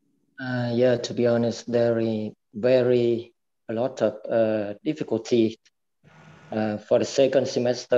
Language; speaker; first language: English; non-native, fluent; Vietnamese